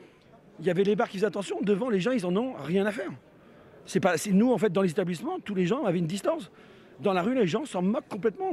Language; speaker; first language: French; native; French